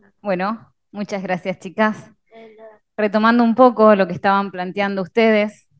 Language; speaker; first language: Spanish; native; Spanish